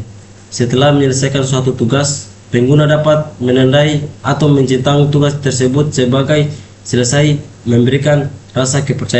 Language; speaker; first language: Indonesian; native; Indonesian